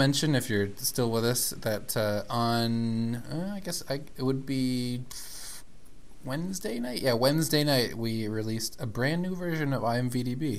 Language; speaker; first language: English; native; English